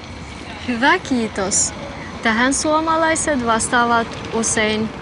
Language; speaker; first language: Finnish; non-native, fluent; Albanian